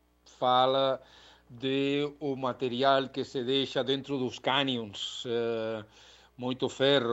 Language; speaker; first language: Portuguese; non-native, learner; Spanish